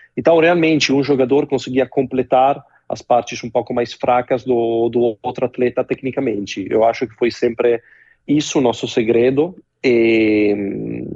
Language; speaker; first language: Portuguese; non-native, fluent; Italian